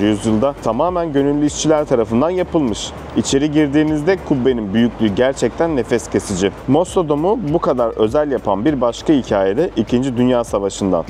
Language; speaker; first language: Turkish; native; Turkish